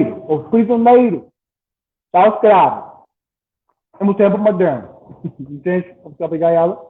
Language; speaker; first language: Portuguese; non-native, learner; English